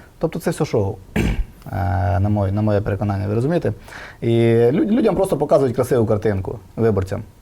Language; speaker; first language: Ukrainian; native; Ukrainian